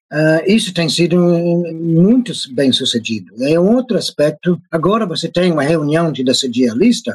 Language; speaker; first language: Portuguese; non-native, fluent; English